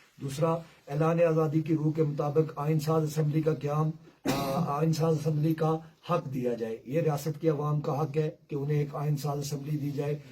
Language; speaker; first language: Urdu; non-native, local second language; Pahari-Potwari